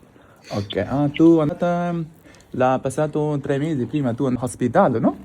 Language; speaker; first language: Italian; non-native, learner; Bangla